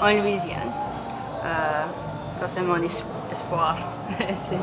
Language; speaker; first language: French; non-native, local second language; English